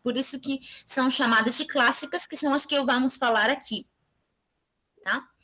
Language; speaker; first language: Portuguese; non-native, fluent; Spanish